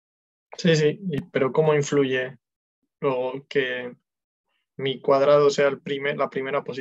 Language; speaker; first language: Spanish; non-native, learner; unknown